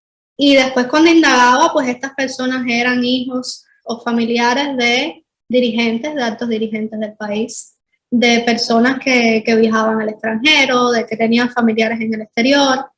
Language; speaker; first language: Spanish; native; Spanish